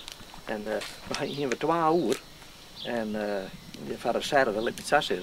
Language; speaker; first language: Dutch; non-native, local second language; Western Frisian